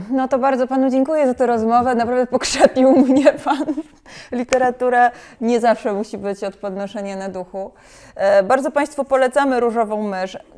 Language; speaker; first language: Polish; native; Polish